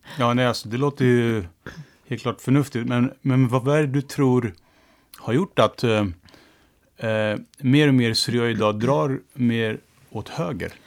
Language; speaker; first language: Swedish; early bilingual, other home language; Turoyo